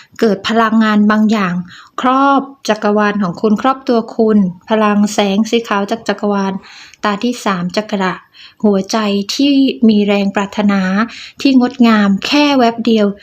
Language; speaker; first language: Thai; native; Thai